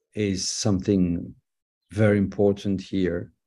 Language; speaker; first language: English; non-native, fluent; French